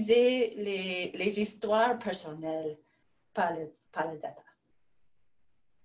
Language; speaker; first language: French; non-native, learner; English